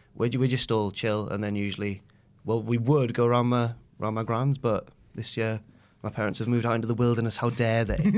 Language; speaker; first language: English; native; English